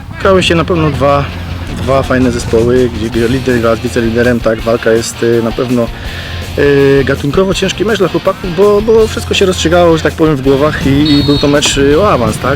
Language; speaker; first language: Polish; native; Polish